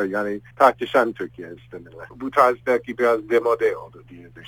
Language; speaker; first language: Turkish; non-native, fluent; English